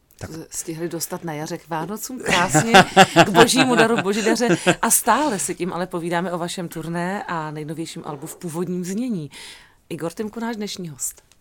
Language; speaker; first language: Czech; native; Czech